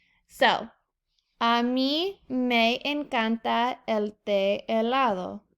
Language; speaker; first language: Spanish; non-native, fluent; English